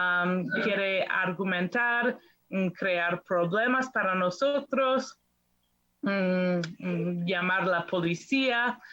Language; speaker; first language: Spanish; non-native, fluent; English